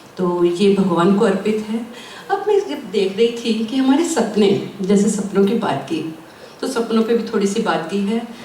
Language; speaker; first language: Hindi; native; Hindi